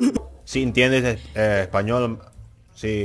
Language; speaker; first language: Spanish; non-native, learner; Indonesian